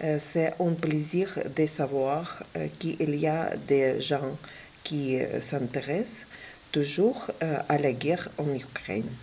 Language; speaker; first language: French; non-native, learner; Ukrainian